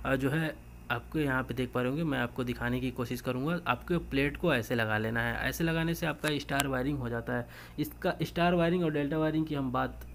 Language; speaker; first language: Hindi; native; Hindi